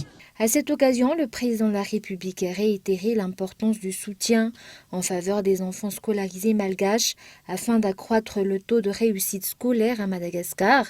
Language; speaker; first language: French; non-native, local second language; Malagasy